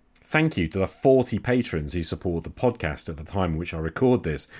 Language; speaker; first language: English; native; English